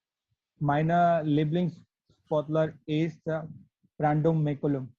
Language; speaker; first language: German; non-native, learner; Gujarati